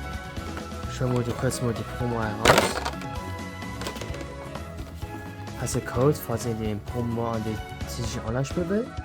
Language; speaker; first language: German; non-native, local second language; Luxembourgish